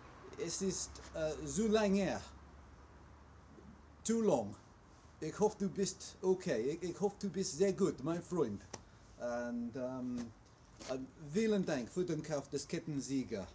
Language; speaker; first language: German; non-native, learner; English